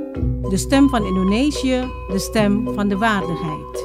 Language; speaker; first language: Dutch; non-native, fluent; Indonesian